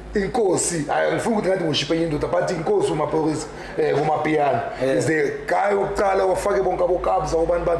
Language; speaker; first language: Zulu; non-native, local second language; Tsonga